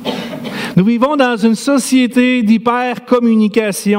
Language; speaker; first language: French; native; French